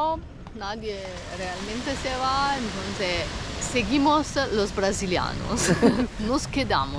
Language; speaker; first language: Spanish; non-native, fluent; Italian